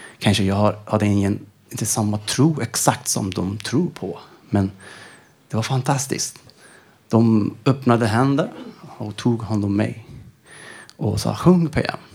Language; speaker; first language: Swedish; non-native, fluent; Persian